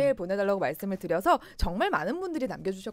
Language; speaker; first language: Korean; native; Korean